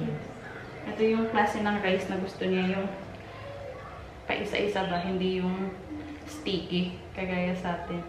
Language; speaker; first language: Filipino; non-native, local second language; Hiligaynon